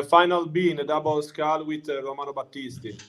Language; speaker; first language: English; non-native, learner; Italian